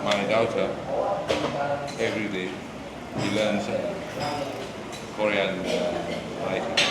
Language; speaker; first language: English; non-native, learner; Indonesian